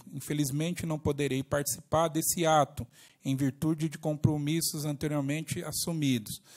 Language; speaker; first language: Portuguese; native; Portuguese